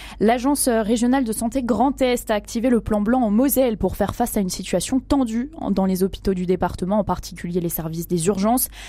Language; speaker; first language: French; native; French